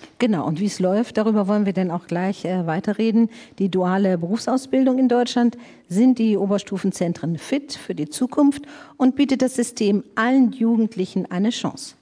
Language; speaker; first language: German; native; German